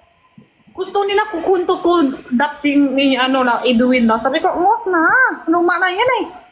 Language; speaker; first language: Filipino; non-native, local second language; Cebuano